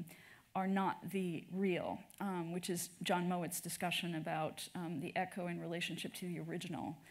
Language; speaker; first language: English; native; English